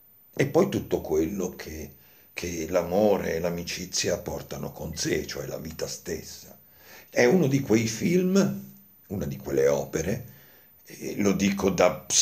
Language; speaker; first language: Italian; native; Italian